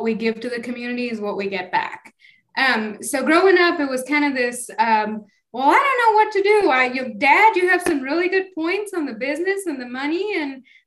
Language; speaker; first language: English; non-native, local second language; Kannada